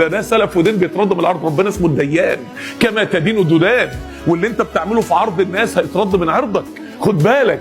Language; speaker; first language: Arabic; native; Arabic